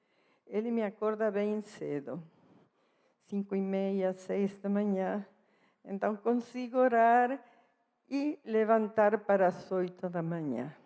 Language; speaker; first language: Portuguese; non-native, fluent; Spanish